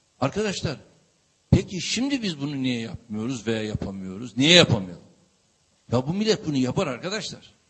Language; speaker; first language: Turkish; native; Turkish